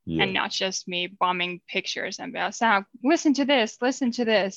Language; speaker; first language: English; non-native, fluent; Finnish